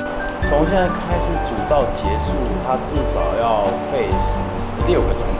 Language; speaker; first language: Chinese; native; Chinese